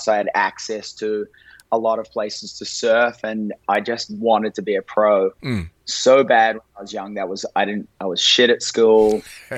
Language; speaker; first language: English; native; English